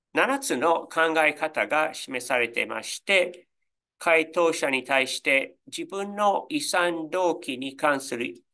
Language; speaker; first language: Japanese; non-native, fluent; English